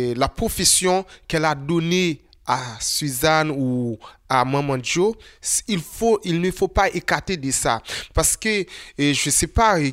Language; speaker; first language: French; non-native, local second language; Haitian Creole